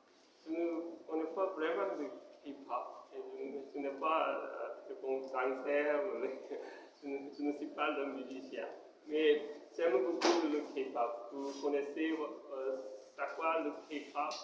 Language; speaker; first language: French; non-native, fluent; Korean